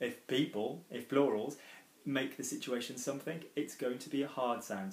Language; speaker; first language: English; native; English